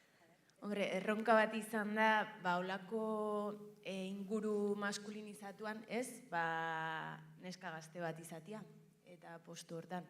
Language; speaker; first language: Basque; native; Basque